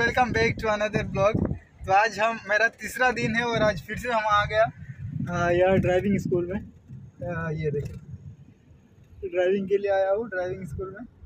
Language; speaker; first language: Hindi; native; Hindi